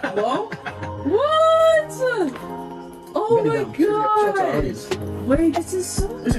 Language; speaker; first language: English; native; English